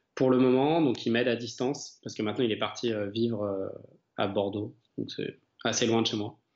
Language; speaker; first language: French; native; French